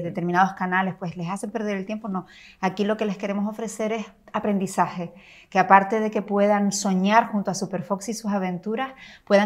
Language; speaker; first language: Spanish; native; Spanish